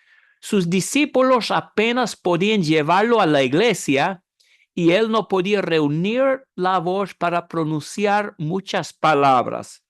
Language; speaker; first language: Spanish; non-native, fluent; English